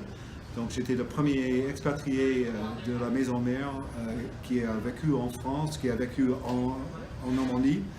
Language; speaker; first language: French; non-native, fluent; English